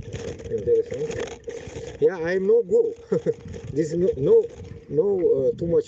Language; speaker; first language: English; non-native, learner; Bashkir